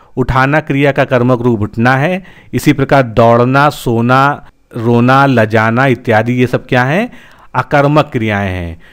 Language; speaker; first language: Hindi; native; Hindi